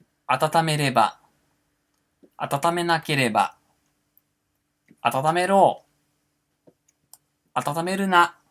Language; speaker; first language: Japanese; non-native, fluent; Portuguese